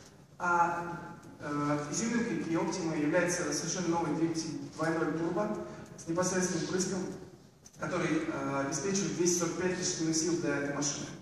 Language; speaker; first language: Russian; native; Russian